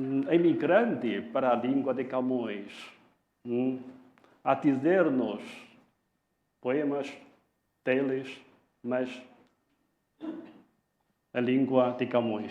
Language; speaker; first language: Portuguese; non-native, fluent; Chinese